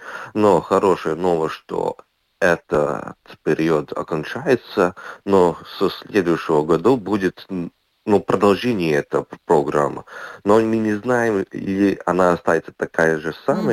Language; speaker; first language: Russian; non-native, local second language; Latvian